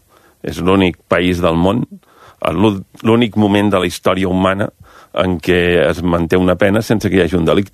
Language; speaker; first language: Catalan; native; Catalan